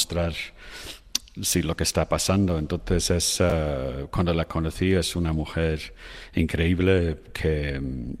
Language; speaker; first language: Spanish; non-native, fluent; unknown